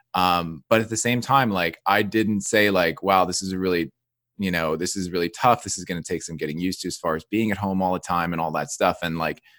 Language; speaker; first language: English; native; English